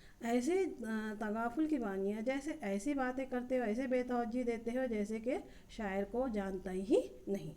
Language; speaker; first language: Urdu; native; Urdu